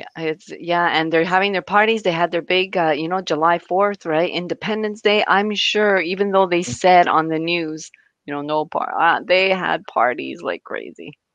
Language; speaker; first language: English; native; English